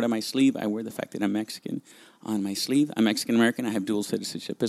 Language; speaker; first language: English; early bilingual, other home language; Spanish